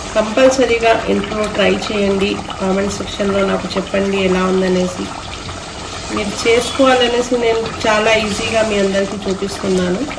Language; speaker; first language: Telugu; non-native, local second language; Urdu